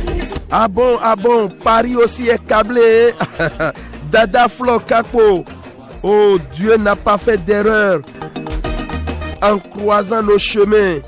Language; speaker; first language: French; non-native, local second language; Fon